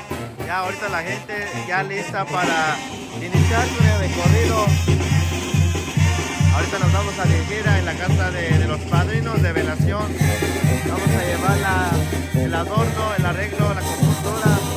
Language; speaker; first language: Spanish; native; Spanish